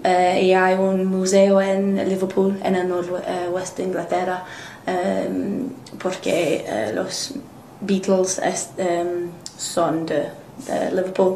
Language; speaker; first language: Spanish; non-native, learner; English